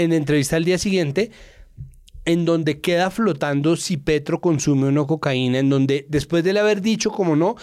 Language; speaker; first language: Spanish; native; Spanish